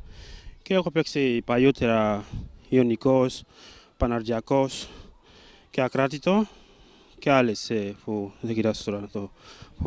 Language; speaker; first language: Greek; non-native, learner; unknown